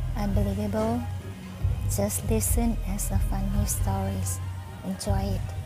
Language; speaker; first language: English; non-native, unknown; Thai